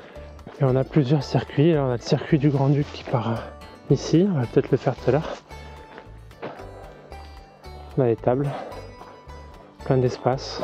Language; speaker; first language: French; native; French